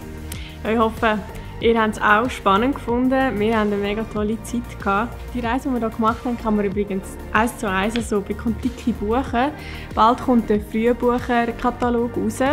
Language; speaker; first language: German; native; German